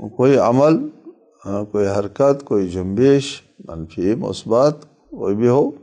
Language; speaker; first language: Urdu; non-native, local second language; Balti